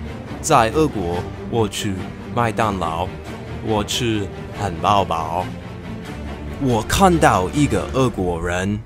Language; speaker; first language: Chinese; non-native, learner; English